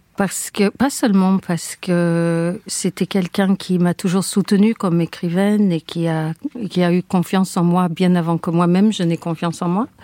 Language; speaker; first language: French; non-native, fluent; English